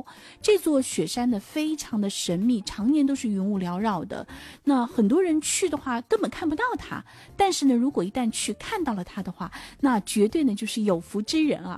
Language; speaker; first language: Chinese; native; Chinese